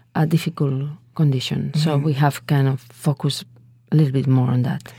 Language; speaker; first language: English; non-native, fluent; Spanish